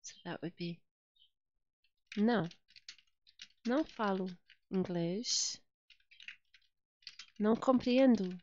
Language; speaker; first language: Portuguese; non-native, fluent; English